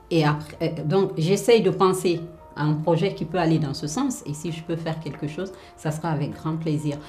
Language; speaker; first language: French; non-native, local second language; Fula